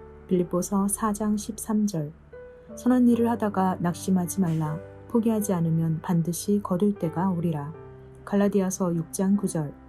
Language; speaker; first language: Korean; native; Korean